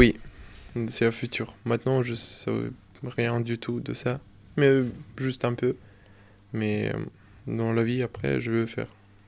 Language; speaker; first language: French; non-native, learner; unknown